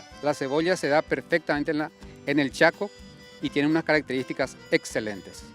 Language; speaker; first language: Spanish; native; Spanish